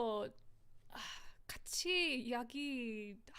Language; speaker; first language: Korean; non-native, learner; English